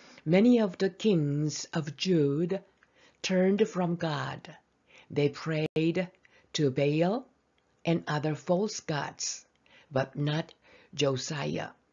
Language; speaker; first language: English; non-native, fluent; Korean